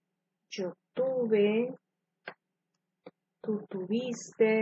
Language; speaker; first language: Spanish; non-native, fluent; English